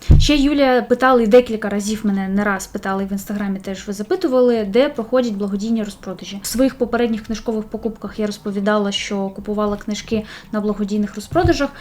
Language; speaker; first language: Ukrainian; non-native, local second language; Russian